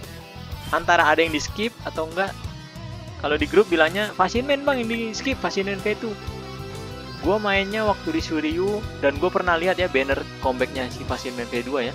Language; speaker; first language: Indonesian; native; Indonesian